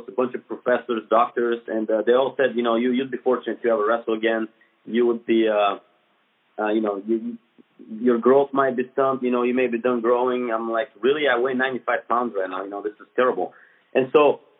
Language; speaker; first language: English; non-native, fluent; Bulgarian